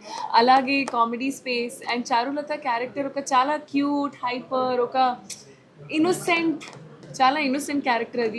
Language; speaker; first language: Telugu; non-native, learner; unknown